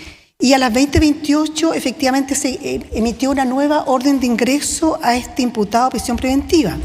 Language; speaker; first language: Spanish; native; Spanish